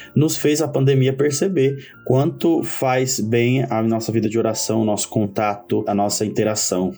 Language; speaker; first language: Portuguese; native; Portuguese